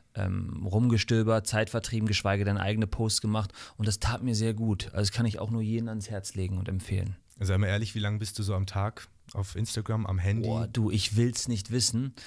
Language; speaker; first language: German; non-native, fluent; English